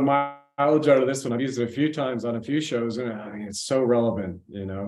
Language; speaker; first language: English; native; English